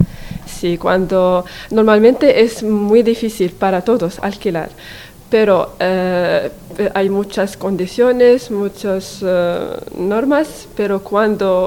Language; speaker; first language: Spanish; non-native, learner; Arabic